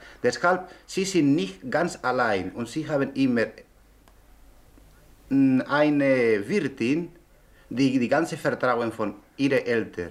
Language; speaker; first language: German; non-native, learner; Spanish